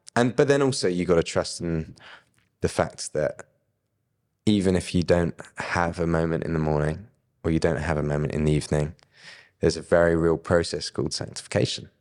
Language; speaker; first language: English; native; English